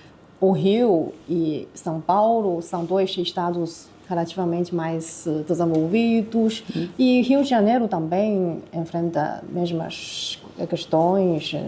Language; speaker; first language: Portuguese; non-native, fluent; Chinese